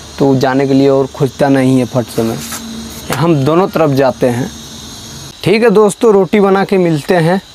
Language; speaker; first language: Hindi; native; Hindi